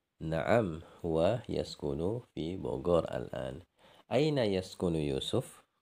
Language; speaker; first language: Arabic; non-native, fluent; Indonesian